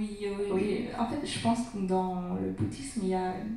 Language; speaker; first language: French; non-native, learner; Chinese